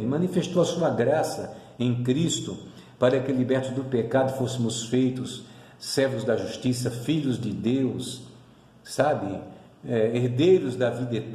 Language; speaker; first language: Portuguese; native; Portuguese